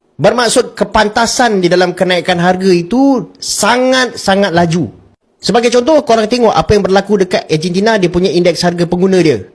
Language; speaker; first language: Malay; native; Malay